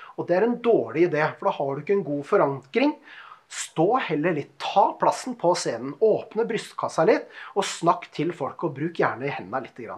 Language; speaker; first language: Norwegian; native; Norwegian